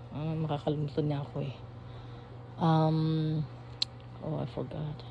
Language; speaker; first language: Filipino; non-native, local second language; Iloko